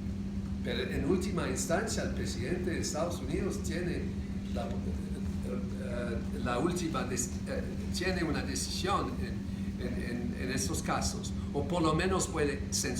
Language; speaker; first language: Spanish; non-native, fluent; English